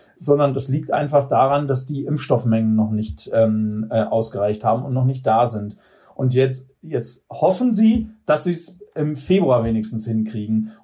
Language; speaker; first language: German; native; German